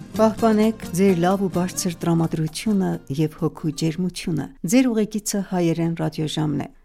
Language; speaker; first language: Armenian; native; Armenian